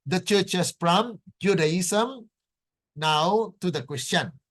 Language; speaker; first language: English; non-native, local second language; Filipino